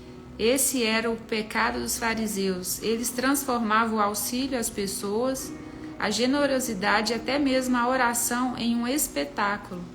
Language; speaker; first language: Portuguese; native; Portuguese